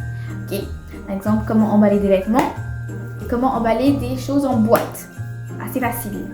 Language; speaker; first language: French; native; French